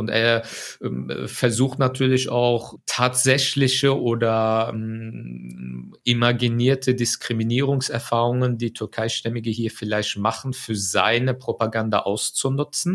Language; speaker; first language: German; early bilingual, other home language; Turkish